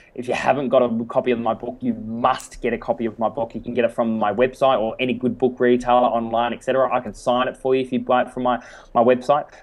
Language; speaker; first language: English; native; English